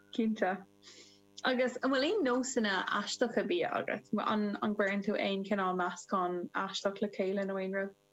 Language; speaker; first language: Irish; non-native, local second language; English